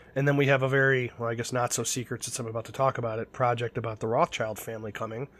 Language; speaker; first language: English; native; English